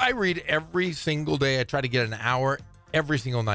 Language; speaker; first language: English; native; English